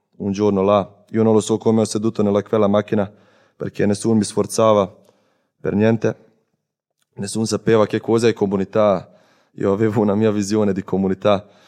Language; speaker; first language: Italian; non-native, learner; Croatian